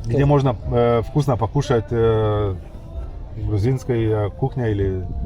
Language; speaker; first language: Russian; non-native, fluent; Lithuanian